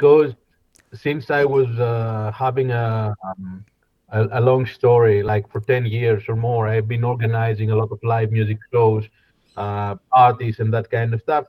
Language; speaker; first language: English; non-native, fluent; Greek